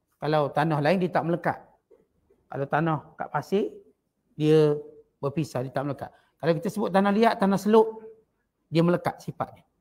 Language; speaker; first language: Malay; native; Malay